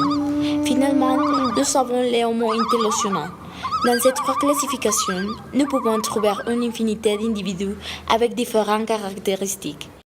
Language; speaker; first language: French; non-native, learner; Spanish